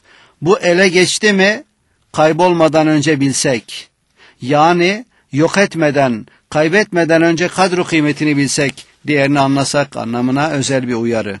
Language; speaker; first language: Turkish; native; Turkish